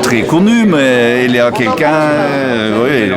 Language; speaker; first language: French; non-native, learner; Norwegian